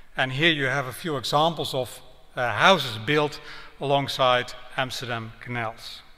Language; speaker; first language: English; non-native, fluent; Dutch